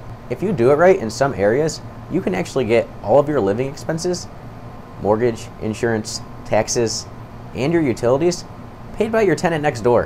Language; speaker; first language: English; native; English